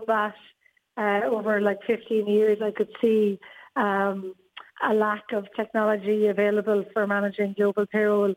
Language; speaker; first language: English; native; English